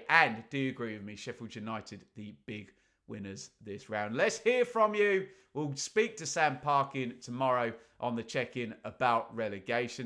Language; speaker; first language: English; native; English